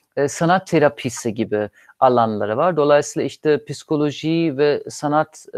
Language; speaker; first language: Turkish; non-native, fluent; German